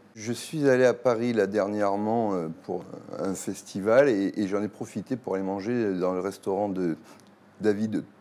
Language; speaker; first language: French; native; French